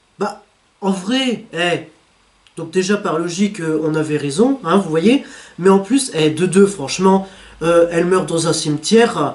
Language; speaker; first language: French; native; French